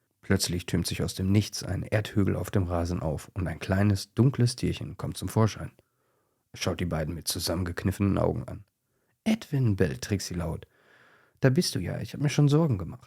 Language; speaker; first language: German; native; German